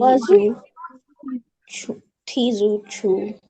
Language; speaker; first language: Chinese; non-native, learner; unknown